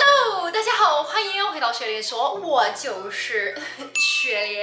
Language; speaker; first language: Chinese; non-native, fluent; English